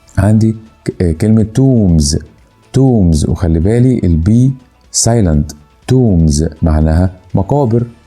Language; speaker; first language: Egyptian Arabic; native; Egyptian Arabic